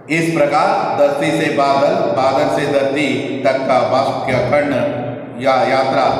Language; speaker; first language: Hindi; non-native, local second language; Kannada